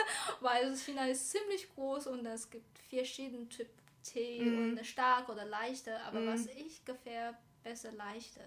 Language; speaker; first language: German; non-native, learner; Chinese